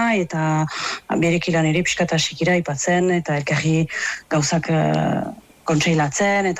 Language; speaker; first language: Basque; native; Basque